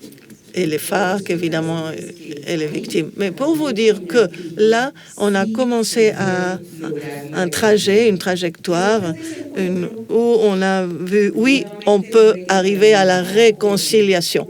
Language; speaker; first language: French; non-native, fluent; Spanish